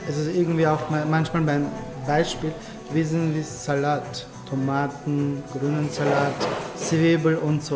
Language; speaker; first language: German; non-native, learner; Turkish